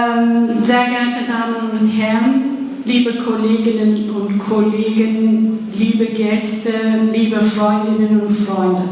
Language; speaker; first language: German; non-native, fluent; Kurdish